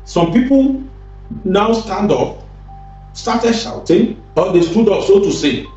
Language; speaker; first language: English; non-native, local second language; Yoruba